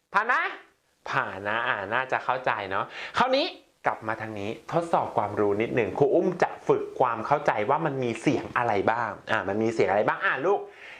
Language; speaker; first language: Thai; native; Thai